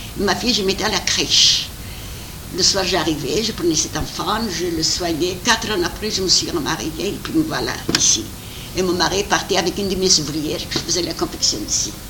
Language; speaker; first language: French; non-native, fluent; Armenian